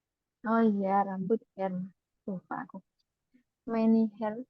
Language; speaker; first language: English; non-native, learner; Indonesian